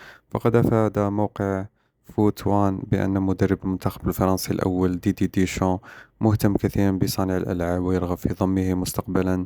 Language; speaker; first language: Arabic; native; Arabic